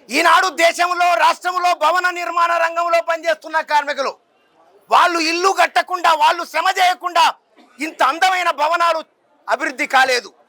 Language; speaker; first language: Telugu; native; Telugu